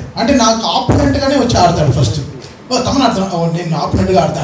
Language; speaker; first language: Telugu; native; Telugu